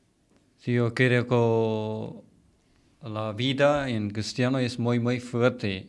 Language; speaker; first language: Spanish; non-native, learner; Tamil